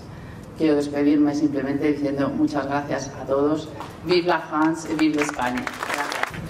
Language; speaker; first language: Spanish; native; Spanish